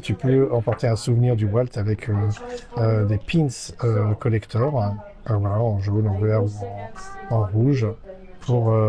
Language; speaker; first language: French; native; French